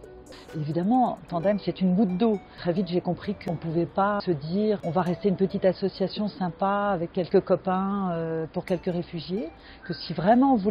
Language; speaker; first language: French; native; French